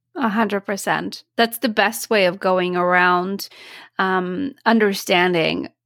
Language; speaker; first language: English; non-native, fluent; Polish